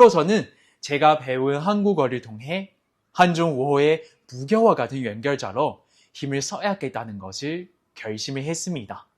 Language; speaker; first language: Korean; non-native, fluent; Chinese